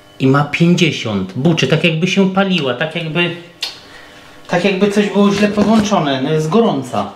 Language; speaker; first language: Polish; native; Polish